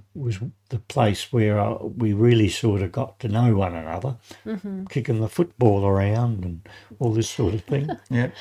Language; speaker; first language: English; native; English